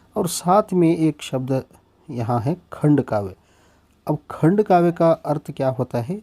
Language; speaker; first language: Hindi; non-native, local second language; Kannada